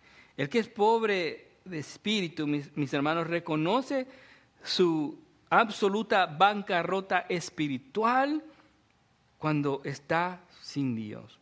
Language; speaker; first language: Spanish; native; Spanish